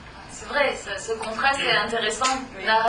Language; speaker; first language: French; native; French